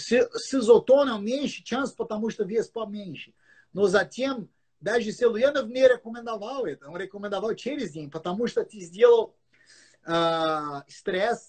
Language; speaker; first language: Russian; non-native, learner; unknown